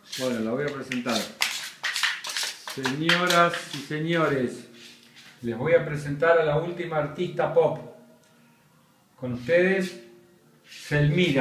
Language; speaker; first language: Spanish; native; Spanish